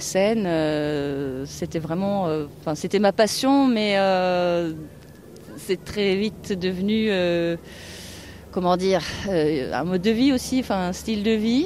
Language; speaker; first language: French; non-native, fluent; Norwegian